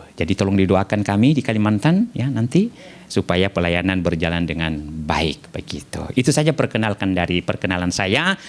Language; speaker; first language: Indonesian; non-native, local second language; Nias